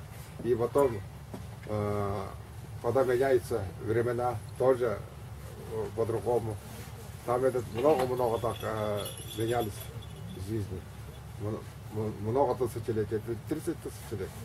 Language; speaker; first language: Russian; non-native, local second language; Tuvinian